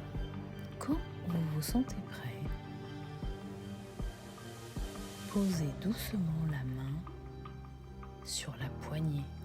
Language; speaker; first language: French; native; French